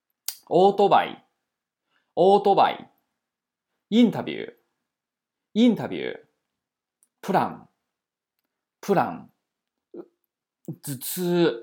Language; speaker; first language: Japanese; non-native, fluent; Chinese